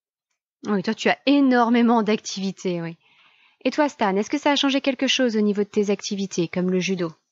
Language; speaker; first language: French; native; French